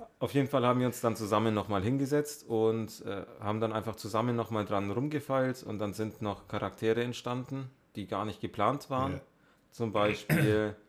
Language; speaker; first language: German; native; German